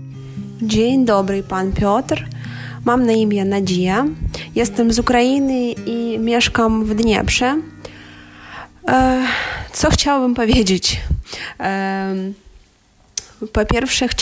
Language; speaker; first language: Polish; non-native, learner; Ukrainian